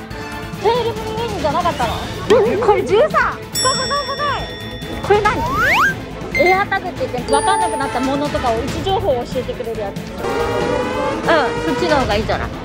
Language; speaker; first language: Japanese; native; Japanese